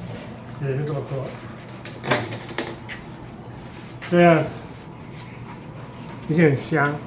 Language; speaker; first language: Chinese; non-native, fluent; Italian